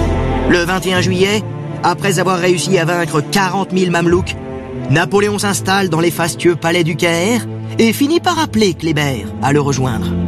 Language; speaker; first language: French; native; French